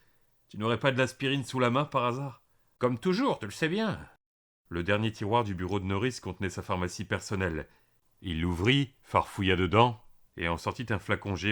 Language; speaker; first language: French; native; French